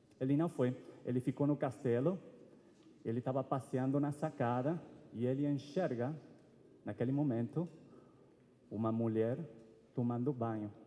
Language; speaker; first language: Portuguese; non-native, fluent; Spanish